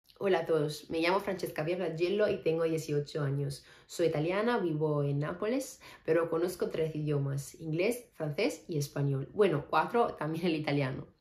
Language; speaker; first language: Spanish; non-native, fluent; Italian